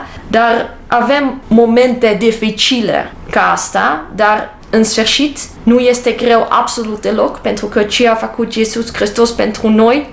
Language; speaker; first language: Romanian; non-native, learner; English